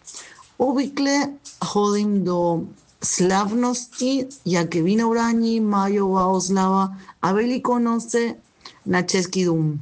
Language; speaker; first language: Czech; early bilingual, heritage; Spanish